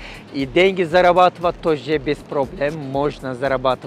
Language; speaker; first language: Russian; non-native, learner; Turkish